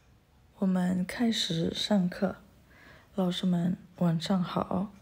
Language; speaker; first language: Chinese; non-native, fluent; Indonesian